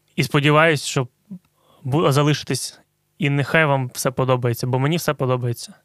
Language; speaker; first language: Ukrainian; non-native, local second language; Russian